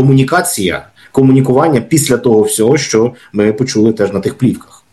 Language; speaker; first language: Ukrainian; native; Ukrainian